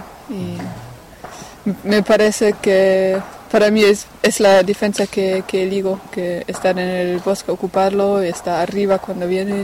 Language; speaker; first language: Spanish; non-native, fluent; French